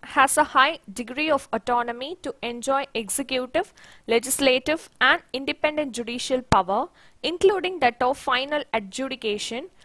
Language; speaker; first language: English; non-native, local second language; Tamil